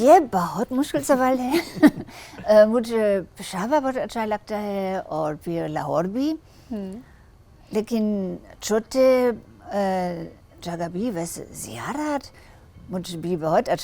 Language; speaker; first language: Hindi; non-native, learner; German